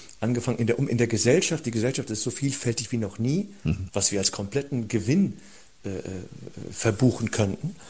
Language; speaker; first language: German; early bilingual, other home language; Turkish